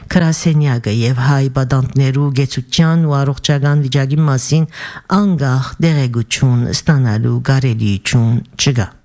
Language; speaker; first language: Armenian; early bilingual, heritage; Armenian